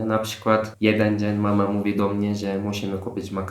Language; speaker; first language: Polish; non-native, fluent; Turkish